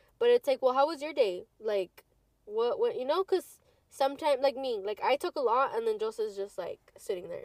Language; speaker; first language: English; early bilingual, other home language; Spanish